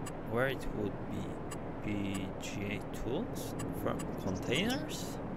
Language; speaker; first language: English; non-native, fluent; Polish